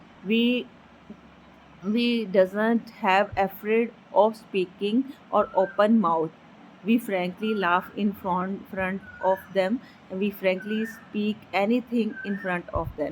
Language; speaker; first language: English; non-native, learner; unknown